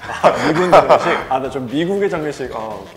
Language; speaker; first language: Korean; native; Korean